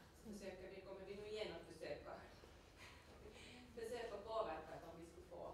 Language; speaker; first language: Swedish; native; Swedish